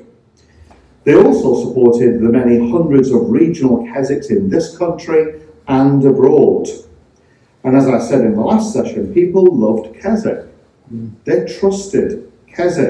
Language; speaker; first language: English; native; English